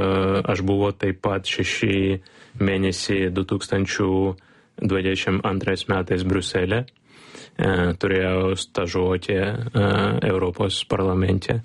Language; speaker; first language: Lithuanian; non-native, learner; Ukrainian